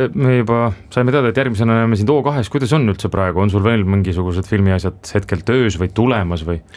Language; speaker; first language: Estonian; native; Estonian